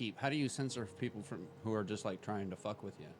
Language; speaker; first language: English; native; English